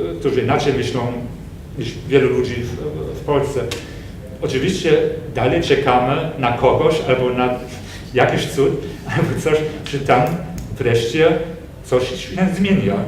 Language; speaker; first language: Polish; non-native, fluent; German